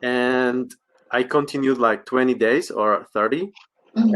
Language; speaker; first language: English; non-native, learner; Slovak